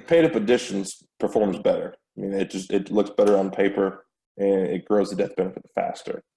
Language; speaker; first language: English; native; English